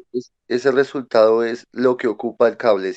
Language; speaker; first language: Spanish; native; Spanish